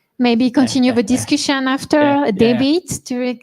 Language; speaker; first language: English; non-native, learner; French